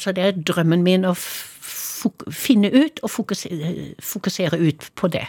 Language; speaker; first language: Norwegian; non-native, fluent; German